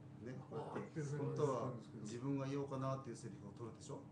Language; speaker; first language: Japanese; native; Japanese